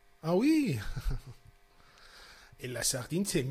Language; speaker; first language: French; non-native, fluent; Portuguese